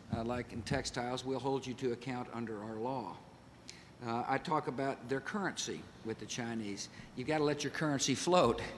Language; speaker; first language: English; native; English